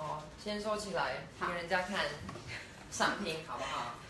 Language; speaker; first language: Chinese; non-native, fluent; Italian